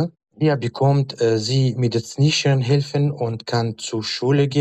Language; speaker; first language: German; non-native, learner; Kurdish